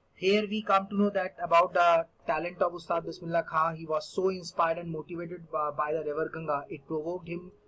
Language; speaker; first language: English; non-native, local second language; Hindi